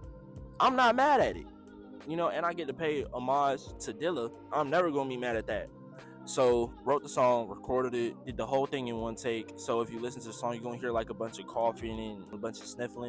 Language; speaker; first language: English; native; English